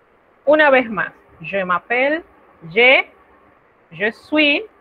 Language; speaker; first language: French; non-native, fluent; Spanish